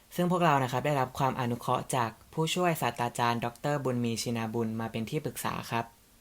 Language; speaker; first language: Thai; native; Thai